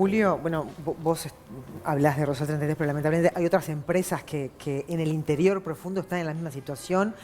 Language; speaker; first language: Spanish; native; Spanish